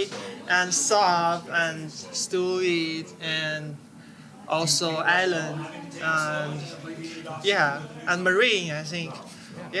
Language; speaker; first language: English; non-native, learner; Chinese